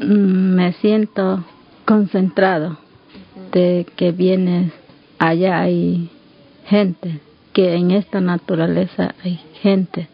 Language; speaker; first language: Spanish; non-native, local second language; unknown